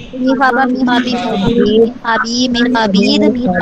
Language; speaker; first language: Persian; non-native, learner; Urdu